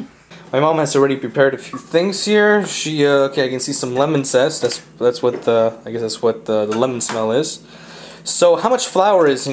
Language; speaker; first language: English; early bilingual, other home language; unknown